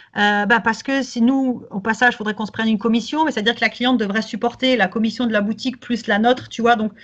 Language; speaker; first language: French; native; French